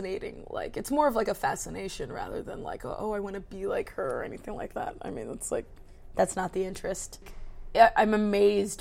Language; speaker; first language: English; native; English